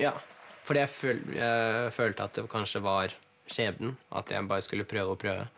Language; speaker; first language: Norwegian; early bilingual, other home language; Russian